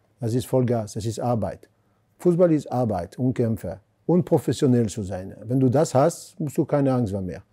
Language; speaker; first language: German; non-native, fluent; French